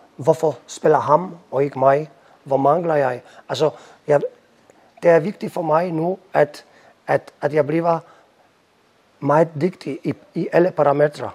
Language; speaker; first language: Danish; non-native, fluent; Polish